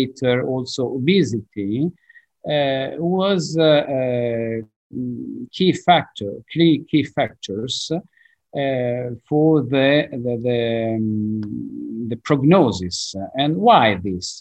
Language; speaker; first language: English; non-native, fluent; Italian